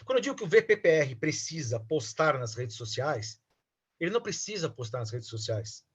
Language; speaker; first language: Portuguese; native; Portuguese